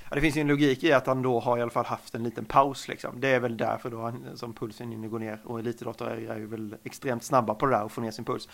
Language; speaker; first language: Swedish; native; Swedish